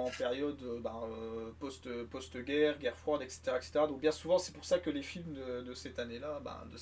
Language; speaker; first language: French; native; French